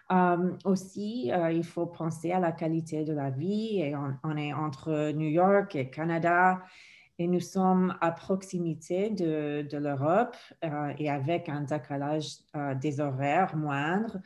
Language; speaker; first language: French; non-native, fluent; English